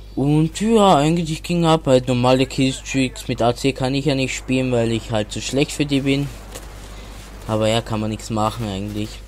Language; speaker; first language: German; native; German